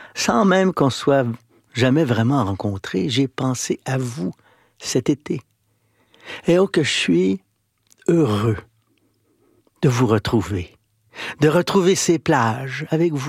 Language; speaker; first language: French; native; French